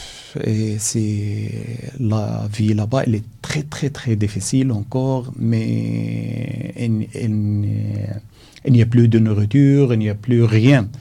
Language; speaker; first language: French; non-native, learner; Arabic